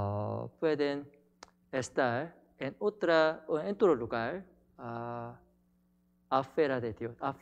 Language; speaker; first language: Spanish; non-native, learner; Korean